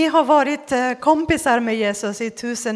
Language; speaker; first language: Swedish; non-native, fluent; Persian